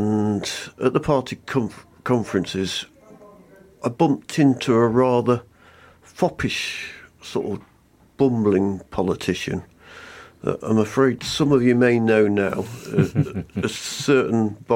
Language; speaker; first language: English; native; English